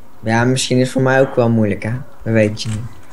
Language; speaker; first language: Dutch; native; Dutch